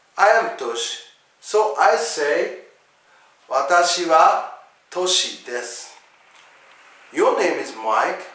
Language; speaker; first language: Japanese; native; Japanese